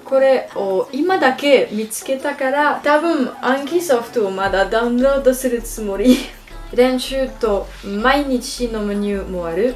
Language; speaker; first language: Japanese; non-native, learner; French